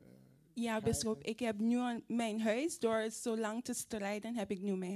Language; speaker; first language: Dutch; non-native, fluent; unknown